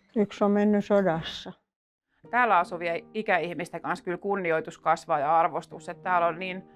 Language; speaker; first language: Finnish; native; Finnish